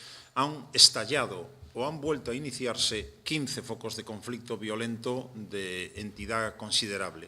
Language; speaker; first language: Spanish; native; Spanish